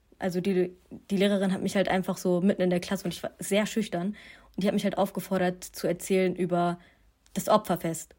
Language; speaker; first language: German; early bilingual, other home language; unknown